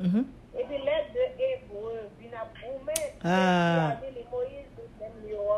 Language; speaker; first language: French; non-native, local second language; Haitian Creole